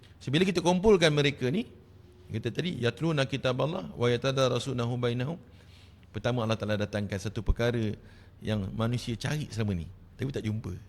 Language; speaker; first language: Malay; native; Malay